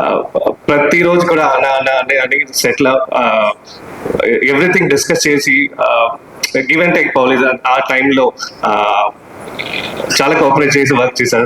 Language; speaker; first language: Telugu; non-native, fluent; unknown